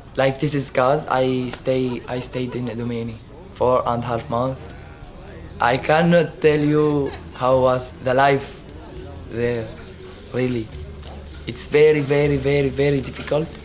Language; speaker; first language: English; non-native, learner; Arabic